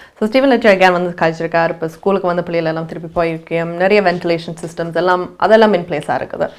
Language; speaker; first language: Tamil; early bilingual, heritage; Tamil